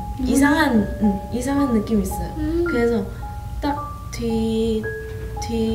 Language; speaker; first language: Korean; non-native, learner; Chinese